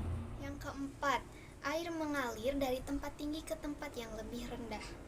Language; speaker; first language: Indonesian; native; Indonesian